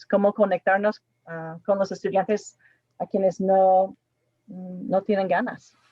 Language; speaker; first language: Spanish; non-native, fluent; English